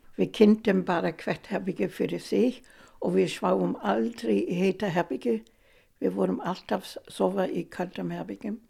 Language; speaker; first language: Icelandic; non-native, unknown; German